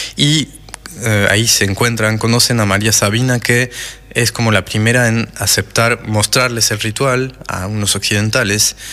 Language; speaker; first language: Spanish; non-native, fluent; French